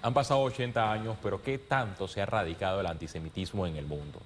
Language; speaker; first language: Spanish; native; Spanish